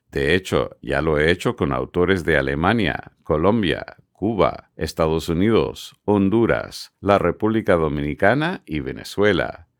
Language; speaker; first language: Spanish; non-native, fluent; English